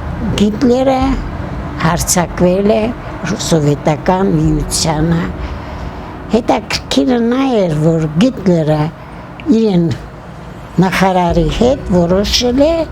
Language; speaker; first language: Armenian; native; Armenian